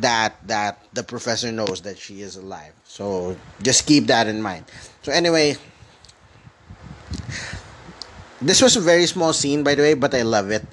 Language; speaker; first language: English; non-native, local second language; Filipino